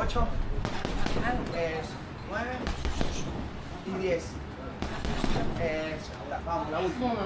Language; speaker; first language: Spanish; native; Spanish